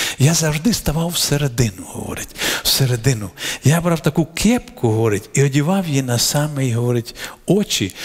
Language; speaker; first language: Ukrainian; non-native, local second language; Russian